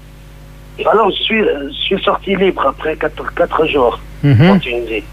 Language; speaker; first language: French; non-native, local second language; Arabic